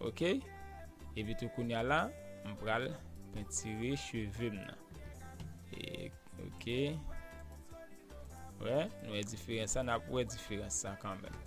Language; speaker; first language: French; non-native, learner; Haitian Creole